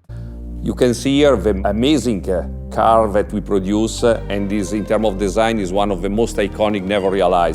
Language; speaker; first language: English; non-native, fluent; Italian